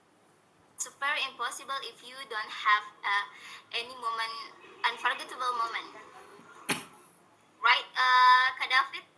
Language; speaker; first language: English; non-native, learner; Indonesian